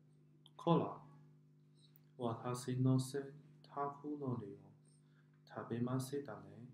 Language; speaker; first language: Japanese; non-native, learner; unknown